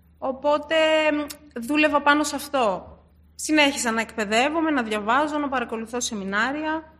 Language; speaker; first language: Greek; early bilingual, other home language; Turkish